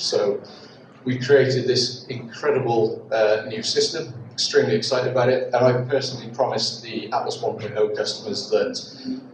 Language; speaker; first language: English; native; English